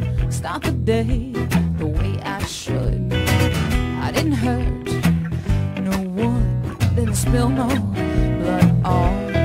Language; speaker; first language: English; native; English